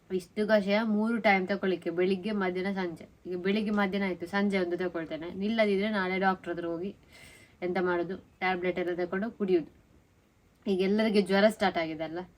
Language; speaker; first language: Kannada; native; Kannada